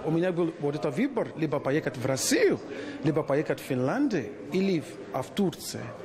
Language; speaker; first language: Russian; non-native, learner; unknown